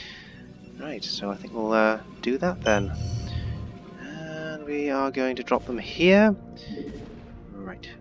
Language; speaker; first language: English; native; English